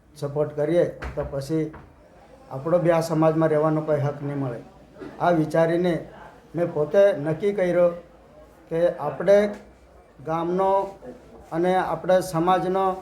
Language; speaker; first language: Gujarati; non-native, local second language; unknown